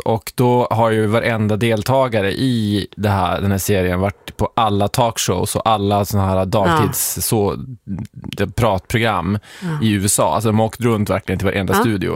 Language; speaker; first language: Swedish; native; Swedish